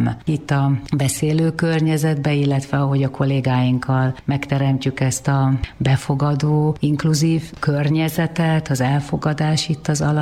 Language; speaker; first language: Hungarian; native; Hungarian